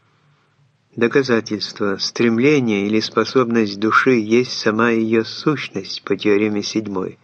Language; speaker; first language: Russian; native; Russian